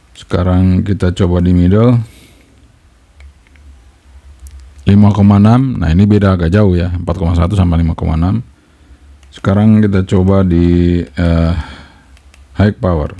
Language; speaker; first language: Indonesian; native; Indonesian